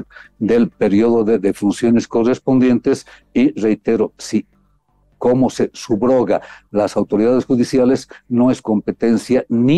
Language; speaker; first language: Spanish; native; Spanish